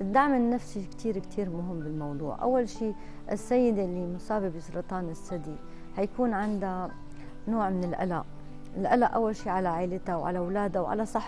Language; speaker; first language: Arabic; native; Arabic